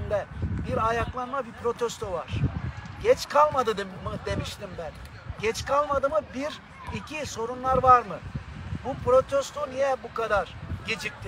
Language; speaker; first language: Turkish; native; Turkish